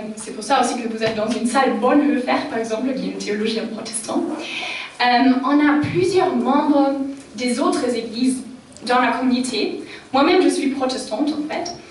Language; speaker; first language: French; non-native, fluent; German